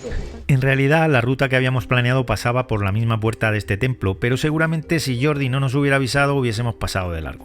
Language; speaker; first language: Spanish; native; Spanish